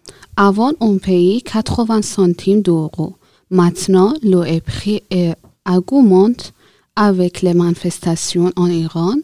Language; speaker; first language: French; non-native, learner; Persian